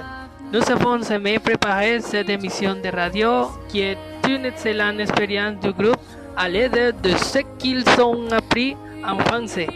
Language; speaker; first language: French; non-native, learner; Spanish